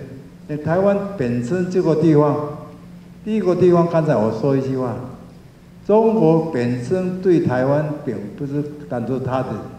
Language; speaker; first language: Chinese; non-native, local second language; Min Nan Chinese